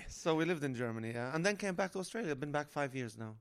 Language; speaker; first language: English; non-native, fluent; Arabic